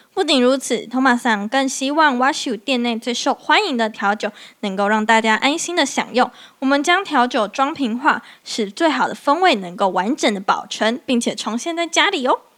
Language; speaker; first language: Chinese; native; Chinese